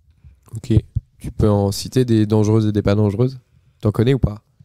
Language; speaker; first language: French; native; French